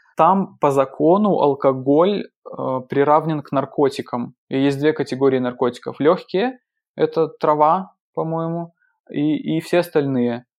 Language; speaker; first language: Russian; native; Russian